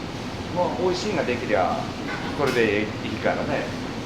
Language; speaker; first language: Japanese; native; Japanese